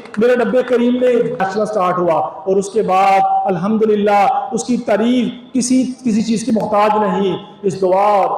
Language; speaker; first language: Urdu; native; Urdu